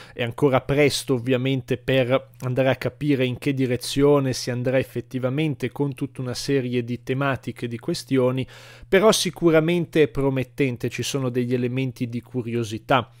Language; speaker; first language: Italian; native; Italian